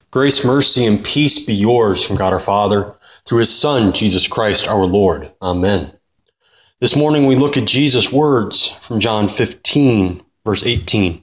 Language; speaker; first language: English; native; English